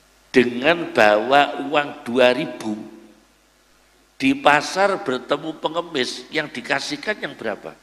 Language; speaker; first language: Indonesian; native; Indonesian